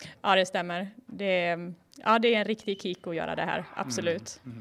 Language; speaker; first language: Swedish; native; Swedish